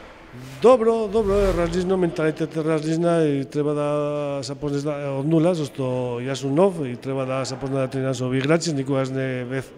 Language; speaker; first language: Macedonian; non-native, fluent; Spanish